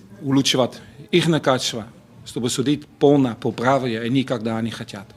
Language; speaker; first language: Russian; non-native, learner; Dutch